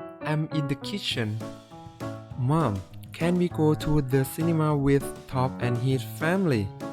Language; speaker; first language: English; non-native, fluent; Thai